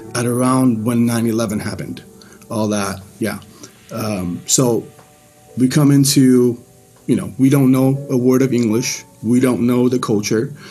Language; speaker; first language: English; early bilingual, other home language; Persian